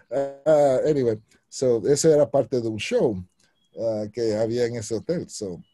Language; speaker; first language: Spanish; early bilingual, heritage; Spanish